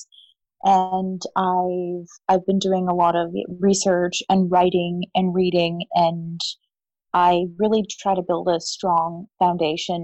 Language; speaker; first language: English; native; English